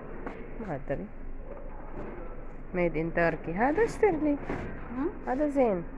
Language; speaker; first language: Arabic; non-native, learner; Filipino